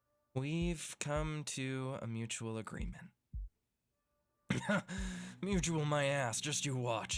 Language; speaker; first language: English; native; English